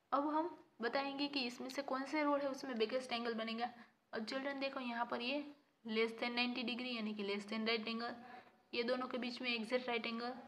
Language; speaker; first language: Hindi; non-native, local second language; Gujarati